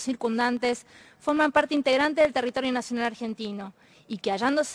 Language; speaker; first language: Spanish; native; Spanish